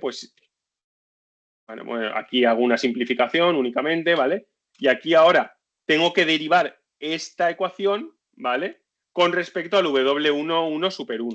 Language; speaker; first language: Spanish; native; Spanish